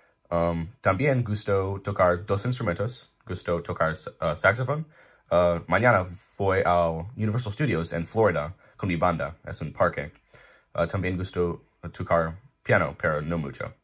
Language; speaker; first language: Spanish; non-native, learner; English